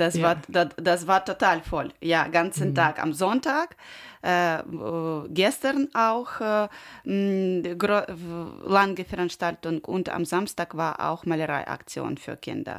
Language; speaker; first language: German; non-native, learner; Ukrainian